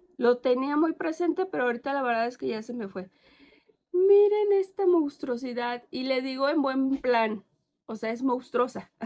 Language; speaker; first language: Spanish; native; Spanish